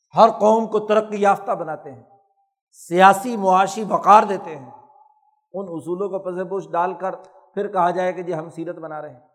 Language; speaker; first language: Urdu; non-native, local second language; Punjabi